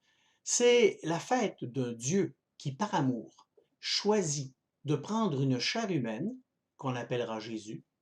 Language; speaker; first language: French; native; French